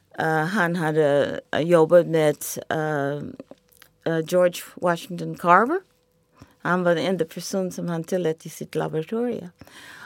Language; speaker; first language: Swedish; non-native, fluent; English